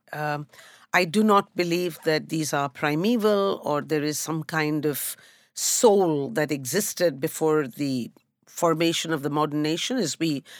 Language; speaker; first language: English; non-native, local second language; Bangla